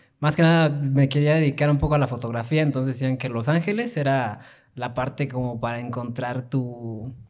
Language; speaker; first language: Spanish; native; Spanish